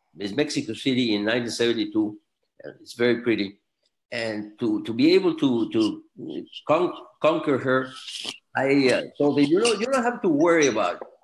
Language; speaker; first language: English; non-native, fluent; Spanish